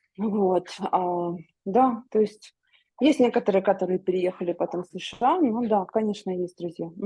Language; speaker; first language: Russian; native; Russian